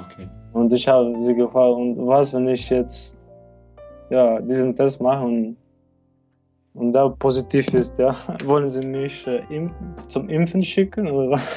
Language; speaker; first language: German; non-native, fluent; French